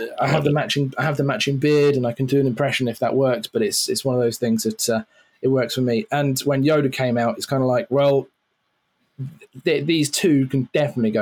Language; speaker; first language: English; native; English